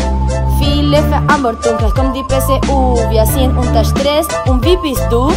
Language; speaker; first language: German; non-native, learner; Spanish